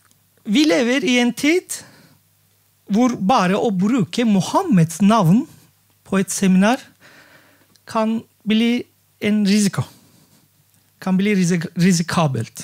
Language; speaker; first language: Norwegian; non-native, fluent; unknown